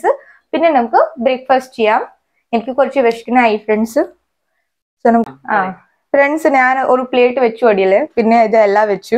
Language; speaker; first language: Malayalam; non-native, learner; Hindi